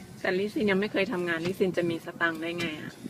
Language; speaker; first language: Thai; native; Thai